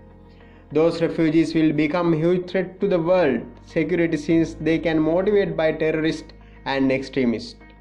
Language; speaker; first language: English; non-native, local second language; Sinhala